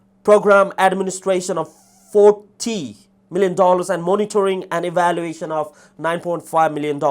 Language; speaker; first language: English; non-native, fluent; Nepali